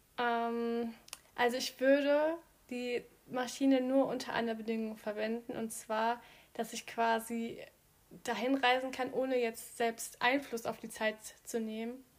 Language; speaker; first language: German; early bilingual, other home language; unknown